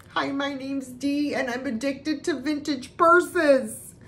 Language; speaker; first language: English; native; English